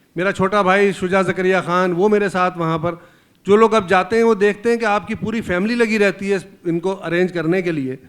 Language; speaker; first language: Urdu; native; Urdu